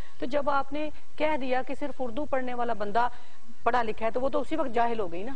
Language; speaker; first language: Urdu; non-native, local second language; Punjabi